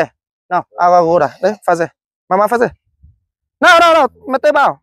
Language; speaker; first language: Portuguese; non-native, learner; Vietnamese